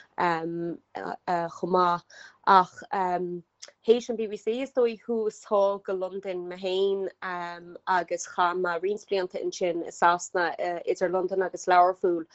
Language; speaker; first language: Irish; native; Irish